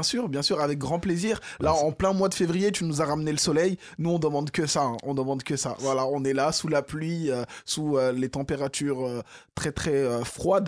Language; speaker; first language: French; native; French